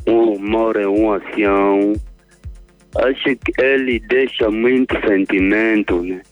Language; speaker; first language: Portuguese; non-native, local second language; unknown